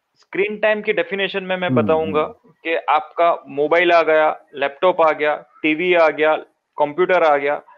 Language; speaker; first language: Hindi; non-native, local second language; Gujarati